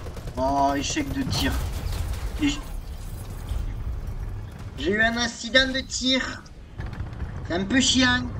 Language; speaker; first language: French; native; French